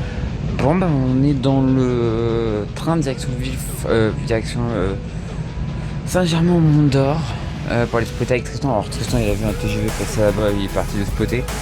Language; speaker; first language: French; native; French